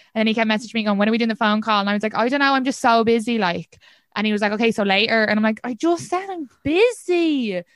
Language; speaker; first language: English; native; English